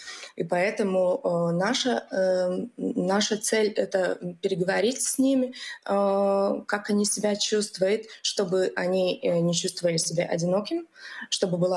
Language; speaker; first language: Russian; non-native, local second language; Latvian